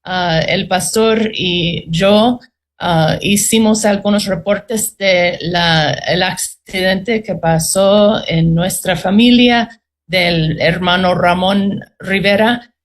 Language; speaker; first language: Spanish; non-native, fluent; English